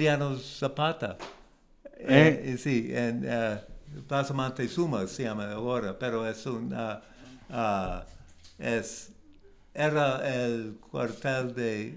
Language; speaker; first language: Spanish; non-native, learner; English